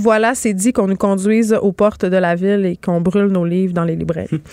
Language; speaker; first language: French; native; French